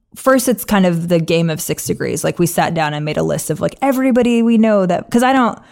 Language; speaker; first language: English; native; English